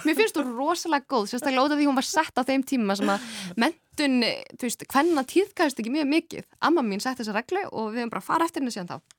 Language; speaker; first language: Icelandic; early bilingual, other home language; Kurdish